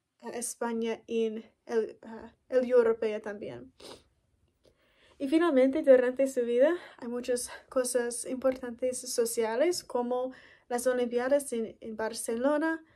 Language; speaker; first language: Spanish; non-native, learner; English